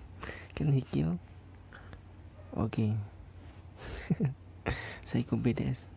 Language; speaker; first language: English; non-native, learner; Indonesian